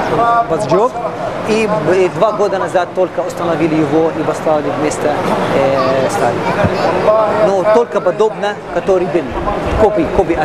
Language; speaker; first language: Russian; non-native, learner; Arabic